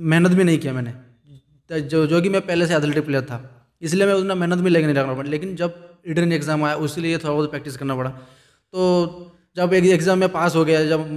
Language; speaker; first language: Hindi; non-native, local second language; Bangla